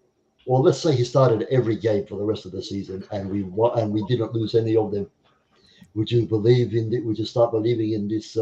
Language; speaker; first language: English; native; English